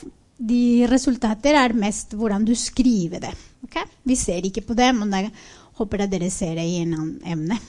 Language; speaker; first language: Norwegian; non-native, fluent; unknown